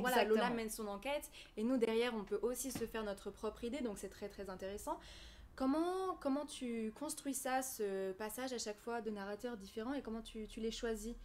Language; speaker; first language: French; native; French